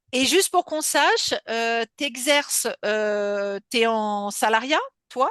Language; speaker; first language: French; native; French